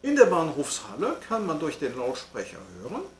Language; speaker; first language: German; non-native, fluent; French